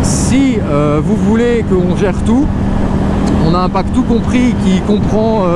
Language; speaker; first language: French; native; French